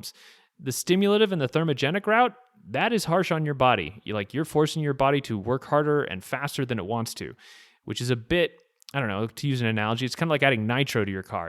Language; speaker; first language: English; native; English